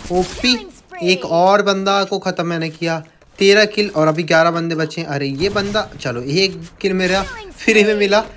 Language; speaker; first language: Hindi; native; Hindi